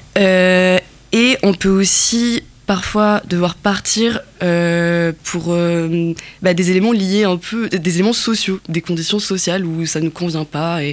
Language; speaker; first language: French; non-native, local second language; Kabyle